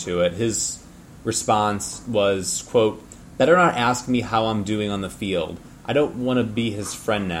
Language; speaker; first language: English; native; English